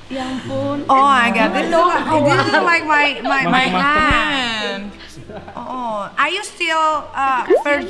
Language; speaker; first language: English; non-native, learner; Indonesian